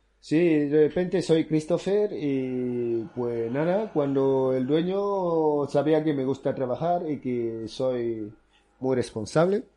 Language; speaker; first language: Spanish; non-native, fluent; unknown